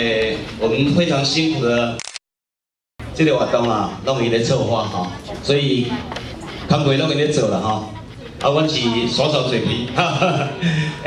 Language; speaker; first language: Chinese; native; Chinese